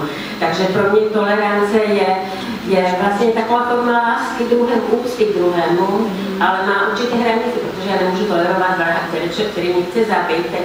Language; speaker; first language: Czech; non-native, fluent; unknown